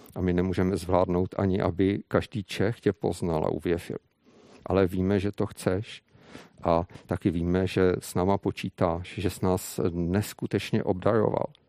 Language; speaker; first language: Czech; native; Czech